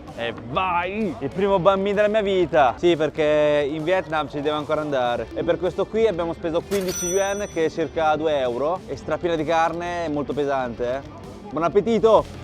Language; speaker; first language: Italian; early bilingual, other home language; Chinese